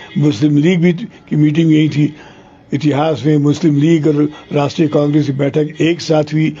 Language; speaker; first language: Hindi; non-native, local second language; Telugu